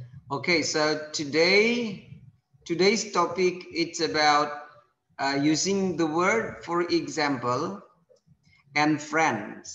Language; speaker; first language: English; non-native, fluent; Indonesian